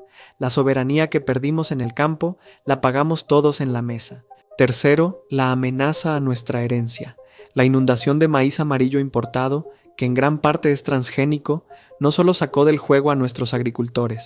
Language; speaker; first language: Spanish; native; Spanish